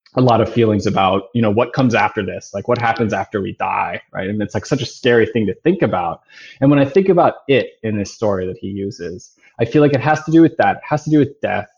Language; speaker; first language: English; native; English